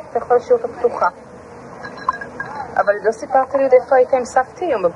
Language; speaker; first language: Hebrew; native; Hebrew